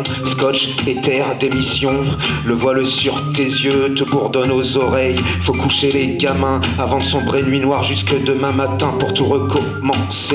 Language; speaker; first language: French; native; French